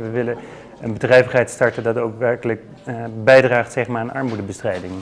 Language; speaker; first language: Dutch; native; Dutch